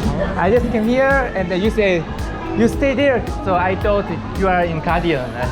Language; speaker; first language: English; non-native, learner; Korean